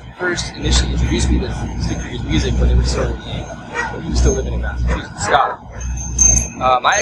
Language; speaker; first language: English; native; English